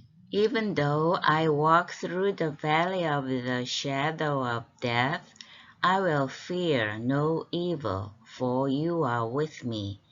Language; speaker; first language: English; non-native, fluent; Korean